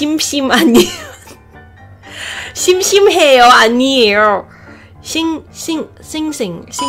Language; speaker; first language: Korean; non-native, learner; Cantonese